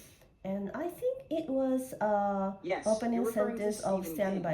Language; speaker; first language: English; non-native, learner; Japanese